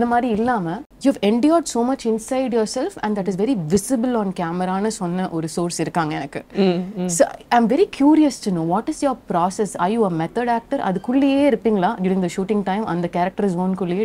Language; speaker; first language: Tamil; native; Tamil